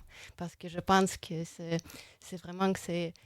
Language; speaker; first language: French; non-native, fluent; Russian